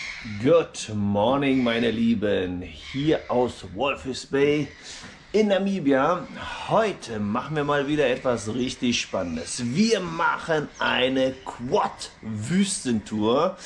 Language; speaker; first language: German; native; German